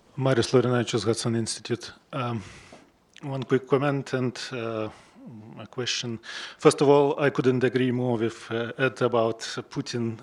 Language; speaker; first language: English; non-native, fluent; Lithuanian